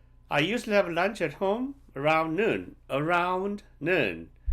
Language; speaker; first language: English; non-native, fluent; Korean